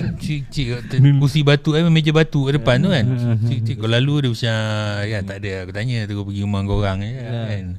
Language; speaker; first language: Malay; native; Malay